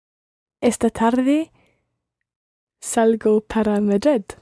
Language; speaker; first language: Spanish; non-native, learner; English